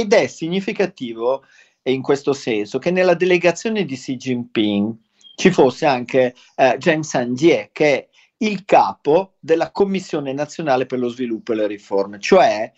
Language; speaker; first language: Italian; native; Italian